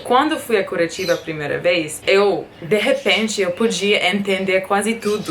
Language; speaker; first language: Portuguese; non-native, fluent; English